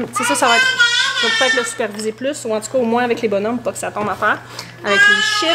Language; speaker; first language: French; native; French